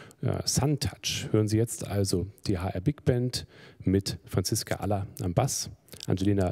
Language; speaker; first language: German; native; German